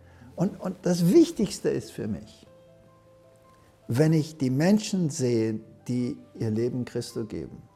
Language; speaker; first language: German; early bilingual, heritage; German